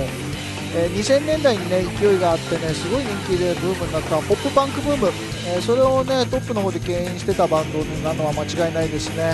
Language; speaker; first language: Japanese; native; Japanese